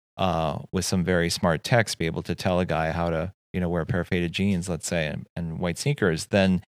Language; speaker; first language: English; native; English